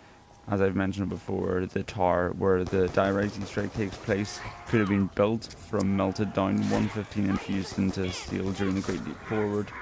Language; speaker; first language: English; native; English